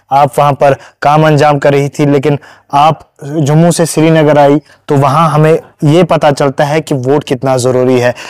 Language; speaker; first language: Hindi; non-native, local second language; Kashmiri